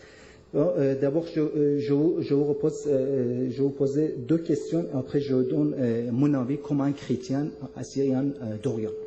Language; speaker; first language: French; non-native, learner; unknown